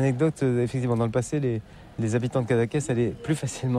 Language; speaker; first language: French; native; French